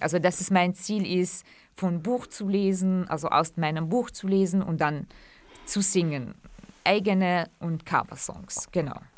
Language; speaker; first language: German; non-native, fluent; Kurdish